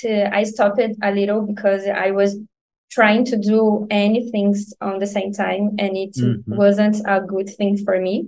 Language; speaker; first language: English; non-native, learner; Portuguese